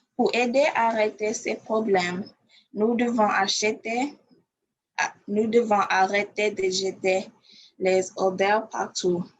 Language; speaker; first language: French; non-native, learner; English